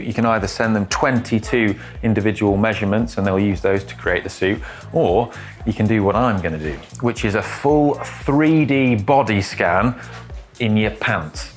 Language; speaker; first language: English; native; English